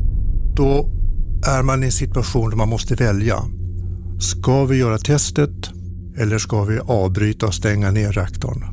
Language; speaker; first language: Swedish; native; Swedish